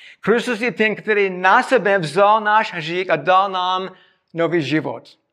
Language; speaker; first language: Czech; non-native, fluent; English